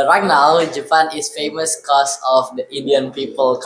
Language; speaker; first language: English; non-native, learner; Indonesian